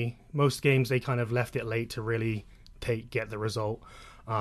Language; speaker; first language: English; native; English